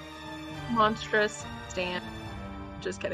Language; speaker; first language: English; native; English